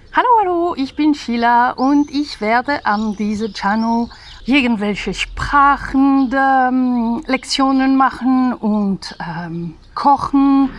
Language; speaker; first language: German; non-native, learner; Hungarian